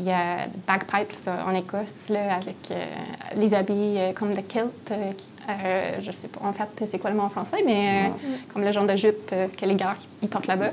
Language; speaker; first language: French; non-native, fluent; English